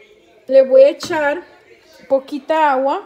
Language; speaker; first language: Spanish; early bilingual, heritage; Spanish